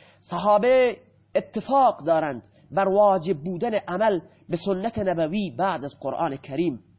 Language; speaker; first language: Persian; native; Persian